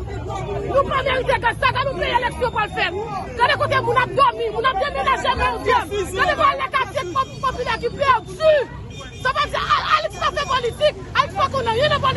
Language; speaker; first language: Haitian Creole; native; Haitian Creole